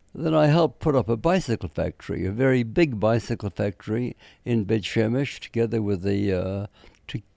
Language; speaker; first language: English; native; English